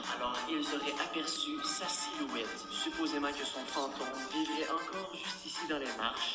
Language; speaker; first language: French; native; French